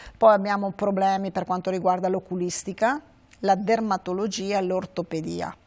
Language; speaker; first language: Italian; native; Italian